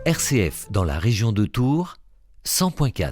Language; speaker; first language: French; native; French